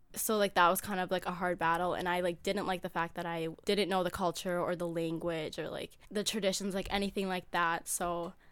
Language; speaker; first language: English; early bilingual, other home language; Amharic